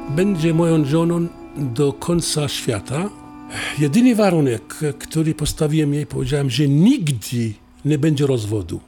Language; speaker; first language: Polish; non-native, fluent; Assyrian Neo-Aramaic